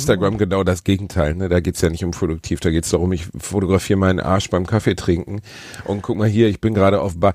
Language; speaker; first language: German; native; German